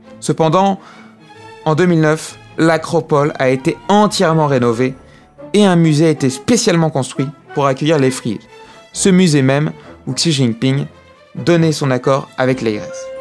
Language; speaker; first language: French; native; French